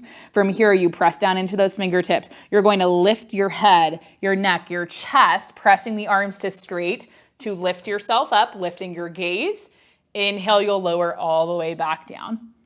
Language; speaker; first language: English; native; English